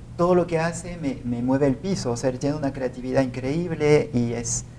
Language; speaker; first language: Spanish; non-native, fluent; French